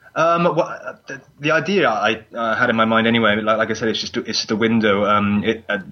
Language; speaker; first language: English; native; English